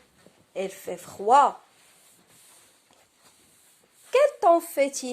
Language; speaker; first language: French; non-native, local second language; Arabic